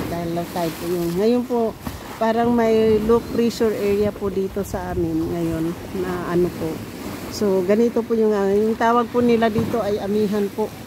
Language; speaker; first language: Filipino; non-native, local second language; Cebuano